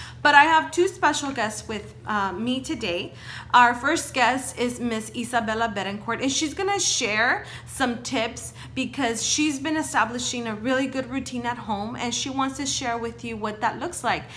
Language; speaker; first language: English; early bilingual, other home language; Spanish